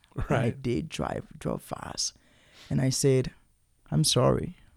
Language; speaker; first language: English; non-native, fluent; Haitian Creole